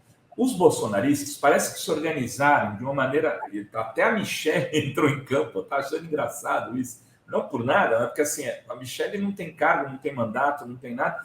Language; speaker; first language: Portuguese; native; Portuguese